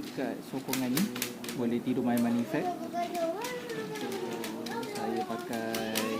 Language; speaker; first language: Malay; native; Malay